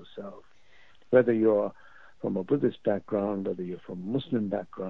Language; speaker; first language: English; non-native, local second language; Urdu